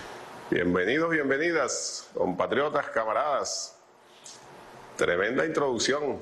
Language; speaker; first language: Spanish; native; Spanish